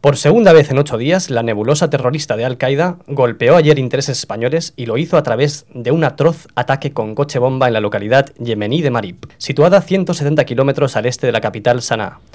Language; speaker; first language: Spanish; non-native, local second language; Catalan